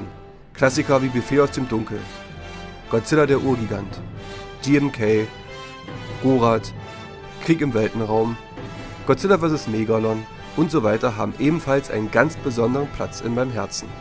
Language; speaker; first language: German; native; German